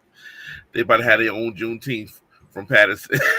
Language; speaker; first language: English; native; English